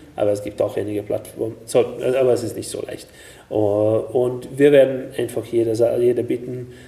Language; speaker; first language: German; non-native, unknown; Hungarian